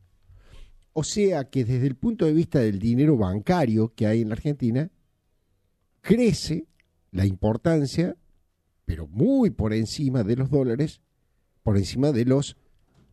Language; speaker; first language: Spanish; native; Spanish